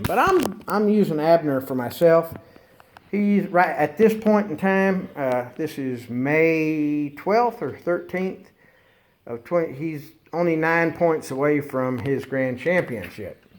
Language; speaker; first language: English; native; English